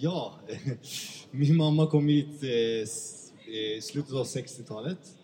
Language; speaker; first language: Swedish; early bilingual, other home language; Turkish